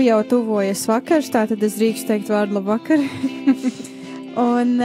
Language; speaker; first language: Latvian; native; Latvian